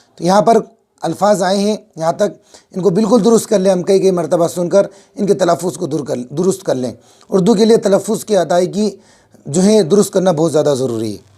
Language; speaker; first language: Urdu; native; Urdu